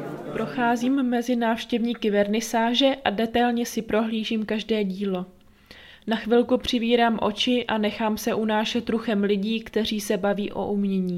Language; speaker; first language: Czech; native; Czech